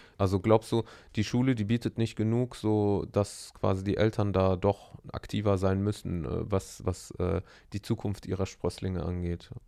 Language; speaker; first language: German; native; German